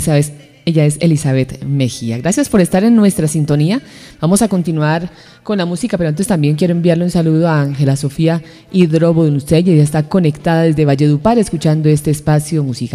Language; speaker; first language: Spanish; native; Spanish